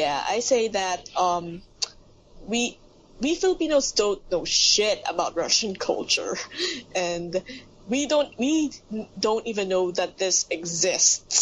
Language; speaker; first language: English; non-native, local second language; Filipino